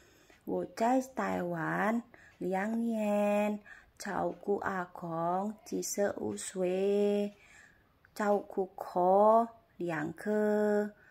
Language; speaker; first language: Chinese; non-native, learner; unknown